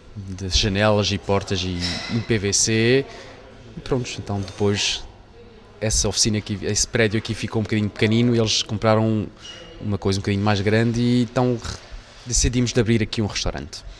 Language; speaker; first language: Portuguese; non-native, fluent; Dutch